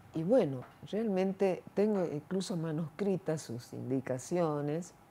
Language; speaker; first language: Spanish; native; Spanish